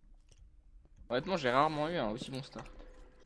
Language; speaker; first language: French; native; French